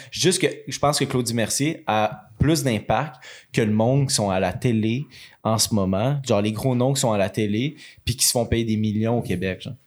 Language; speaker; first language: French; native; French